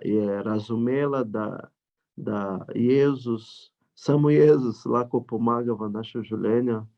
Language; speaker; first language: Slovenian; non-native, learner; Portuguese